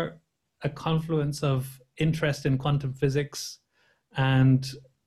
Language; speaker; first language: English; native; English